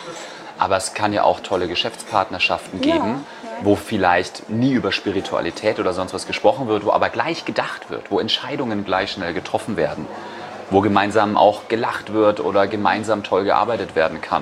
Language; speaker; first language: German; native; German